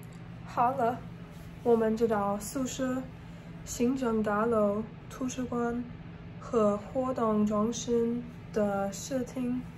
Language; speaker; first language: Chinese; non-native, learner; English